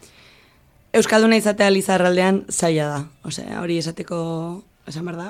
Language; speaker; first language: Basque; non-native, local second language; Spanish